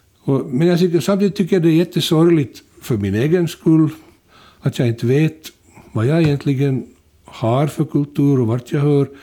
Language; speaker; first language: Swedish; native; Swedish